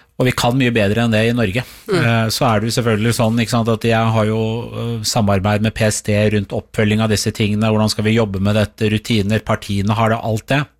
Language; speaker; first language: Norwegian; early bilingual, other home language; Persian